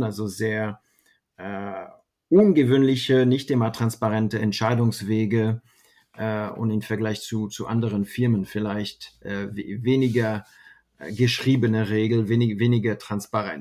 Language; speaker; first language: German; non-native, fluent; French